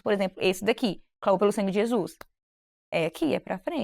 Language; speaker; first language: Portuguese; native; Portuguese